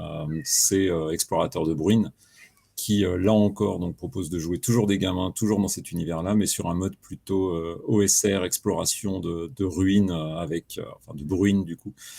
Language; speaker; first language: French; native; French